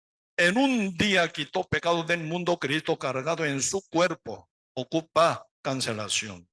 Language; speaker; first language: Spanish; non-native, learner; Korean